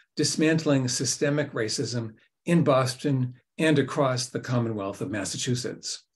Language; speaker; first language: English; native; English